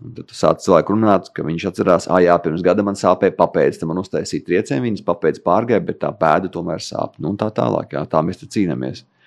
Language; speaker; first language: Latvian; native; Latvian